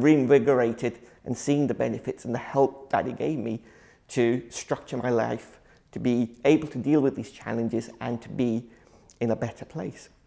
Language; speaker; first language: English; early bilingual, other home language; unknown